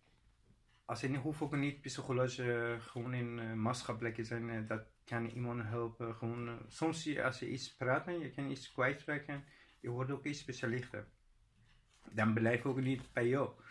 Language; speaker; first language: Dutch; non-native, learner; Persian